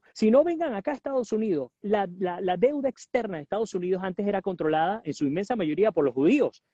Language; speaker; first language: Spanish; native; Spanish